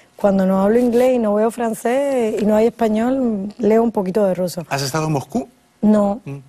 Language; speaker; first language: Spanish; native; Spanish